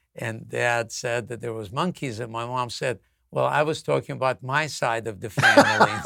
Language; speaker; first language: English; non-native, fluent; Russian